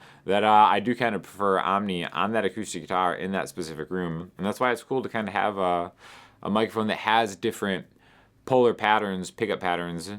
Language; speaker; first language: English; native; English